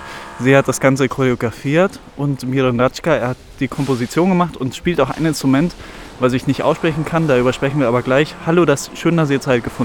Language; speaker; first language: German; native; German